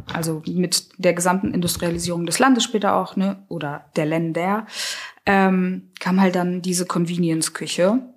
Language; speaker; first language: German; early bilingual, other home language; Russian